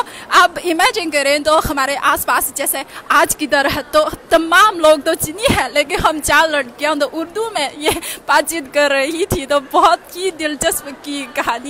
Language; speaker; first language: Hindi; non-native, learner; Chinese